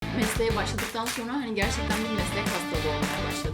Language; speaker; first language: Turkish; native; Turkish